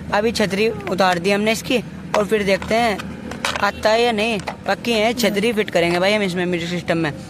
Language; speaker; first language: Hindi; native; Hindi